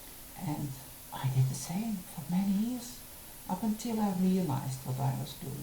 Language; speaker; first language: English; non-native, fluent; Dutch